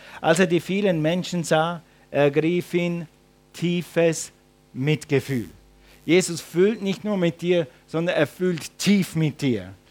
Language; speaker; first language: German; non-native, fluent; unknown